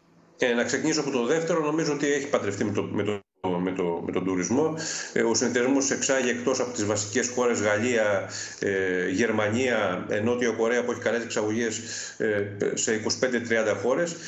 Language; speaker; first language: Greek; native; Greek